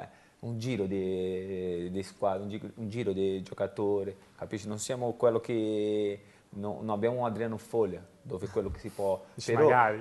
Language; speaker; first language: Italian; non-native, learner; Portuguese